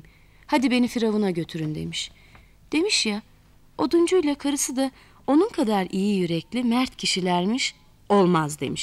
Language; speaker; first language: Turkish; native; Turkish